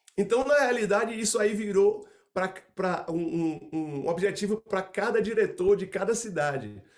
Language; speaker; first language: Portuguese; native; Portuguese